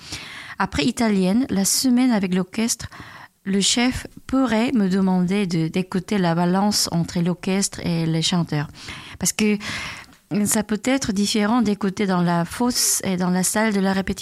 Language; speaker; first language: French; non-native, learner; Korean